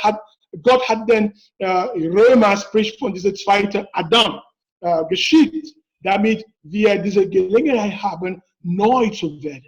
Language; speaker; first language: German; non-native, fluent; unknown